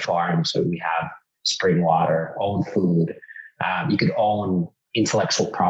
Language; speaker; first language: English; non-native, fluent; Finnish